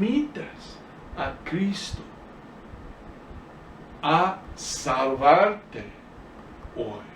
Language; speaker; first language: Spanish; non-native, fluent; English